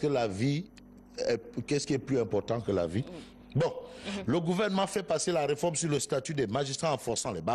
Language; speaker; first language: French; non-native, local second language; Wolof